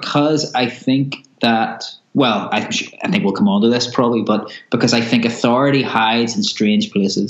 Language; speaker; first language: English; native; English